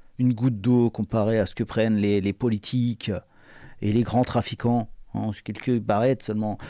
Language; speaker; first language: French; native; French